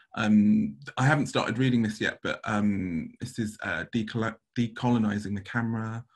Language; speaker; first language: English; native; English